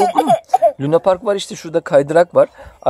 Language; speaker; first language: Turkish; native; Turkish